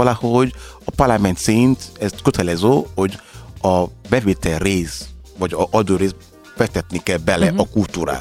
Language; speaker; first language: Hungarian; non-native, learner; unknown